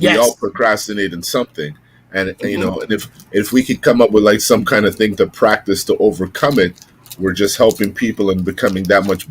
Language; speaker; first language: English; native; English